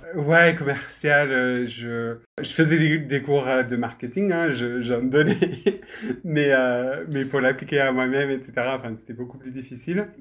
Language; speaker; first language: French; non-native, fluent; English